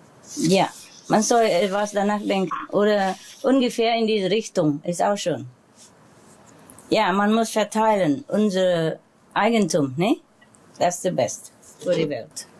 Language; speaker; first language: German; non-native, learner; Vietnamese